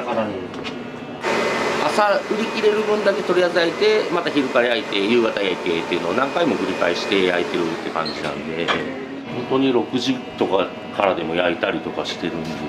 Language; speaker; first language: Japanese; native; Japanese